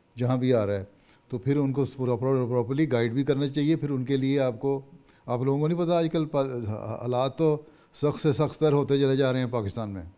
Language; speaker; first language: Urdu; native; Urdu